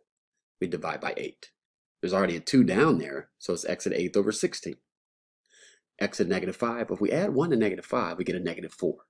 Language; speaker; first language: English; native; English